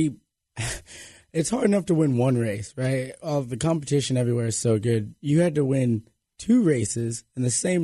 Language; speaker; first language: English; native; English